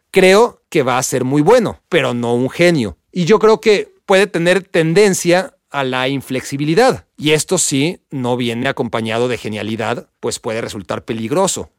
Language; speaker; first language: Spanish; native; Spanish